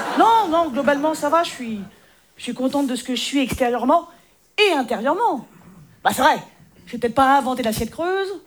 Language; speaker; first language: French; native; French